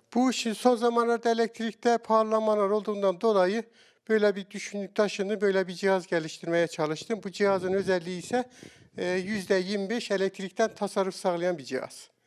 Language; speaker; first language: Turkish; native; Turkish